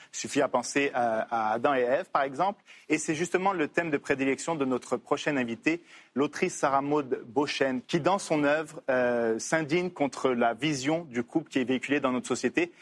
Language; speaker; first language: French; native; French